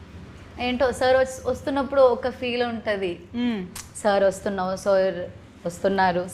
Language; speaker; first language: Telugu; non-native, learner; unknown